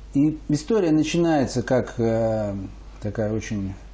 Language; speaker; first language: Russian; native; Russian